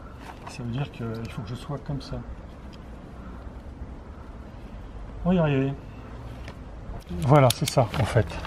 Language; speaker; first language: French; native; French